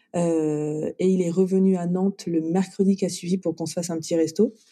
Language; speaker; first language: French; native; French